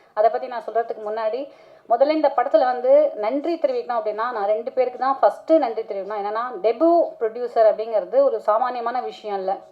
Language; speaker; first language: Tamil; native; Tamil